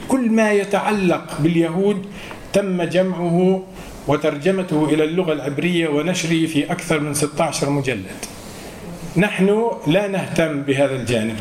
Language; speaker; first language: Arabic; native; Arabic